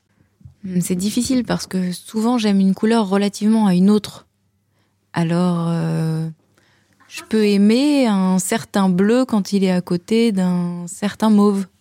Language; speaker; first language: French; native; French